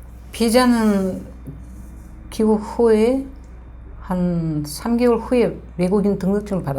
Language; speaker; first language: Korean; early bilingual, heritage; Korean